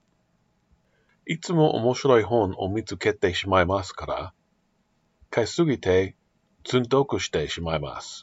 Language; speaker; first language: Japanese; non-native, learner; English